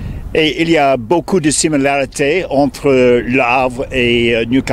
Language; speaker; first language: French; non-native, fluent; English